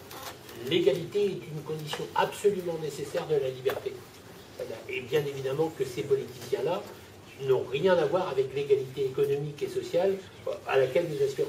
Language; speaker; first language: French; native; French